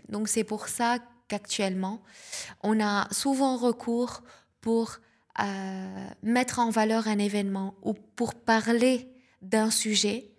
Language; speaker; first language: French; non-native, local second language; Arabic